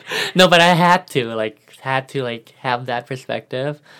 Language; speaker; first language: English; early bilingual, other home language; Thai